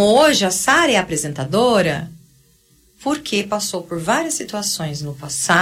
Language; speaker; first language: Portuguese; native; Portuguese